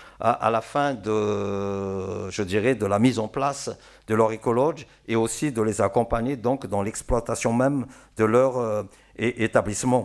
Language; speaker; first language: French; non-native, local second language; Malagasy